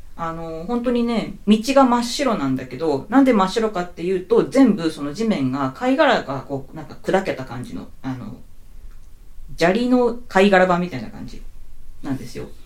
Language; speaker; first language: Japanese; native; Japanese